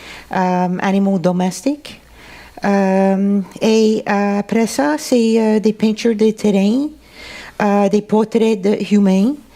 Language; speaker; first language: French; non-native, local second language; English